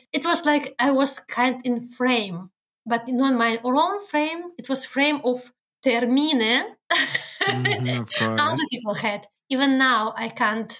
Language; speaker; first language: English; non-native, learner; Russian